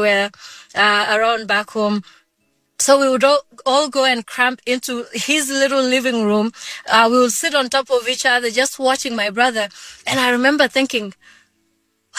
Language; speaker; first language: English; non-native, local second language; Kalenjin